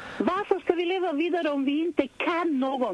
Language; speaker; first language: Swedish; non-native, fluent; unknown